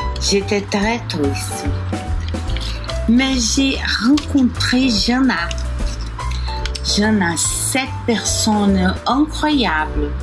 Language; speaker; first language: French; non-native, learner; Portuguese